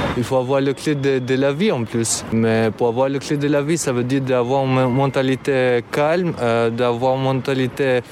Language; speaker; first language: French; non-native, fluent; Albanian